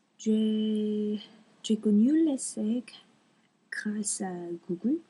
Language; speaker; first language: French; non-native, learner; Korean